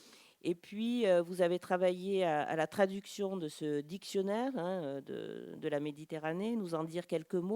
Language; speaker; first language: French; native; French